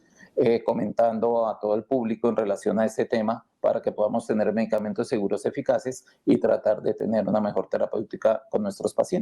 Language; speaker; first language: Spanish; native; Spanish